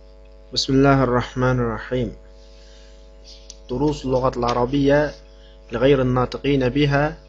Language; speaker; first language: Arabic; non-native, fluent; Uyghur